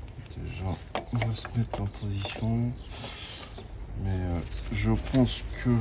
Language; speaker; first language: French; native; French